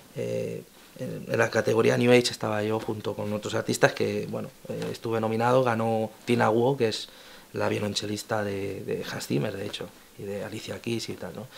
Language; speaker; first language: Spanish; native; Spanish